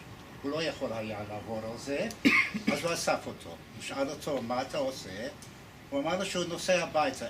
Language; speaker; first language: Hebrew; non-native, fluent; English